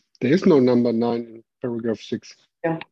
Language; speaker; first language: English; non-native, fluent; German